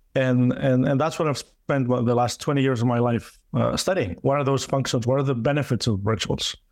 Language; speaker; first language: English; non-native, fluent; Greek